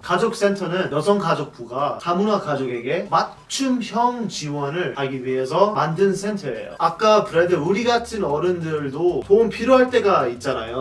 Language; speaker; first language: Korean; non-native, fluent; English